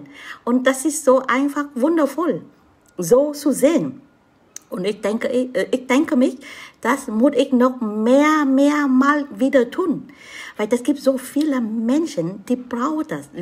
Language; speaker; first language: German; non-native, learner; Vietnamese